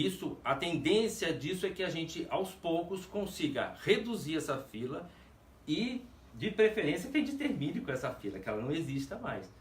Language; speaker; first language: Portuguese; native; Portuguese